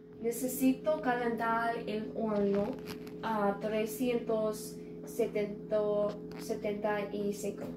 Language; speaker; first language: Spanish; non-native, learner; English